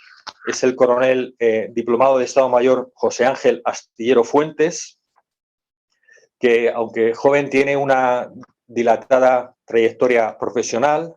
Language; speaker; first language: Spanish; native; Spanish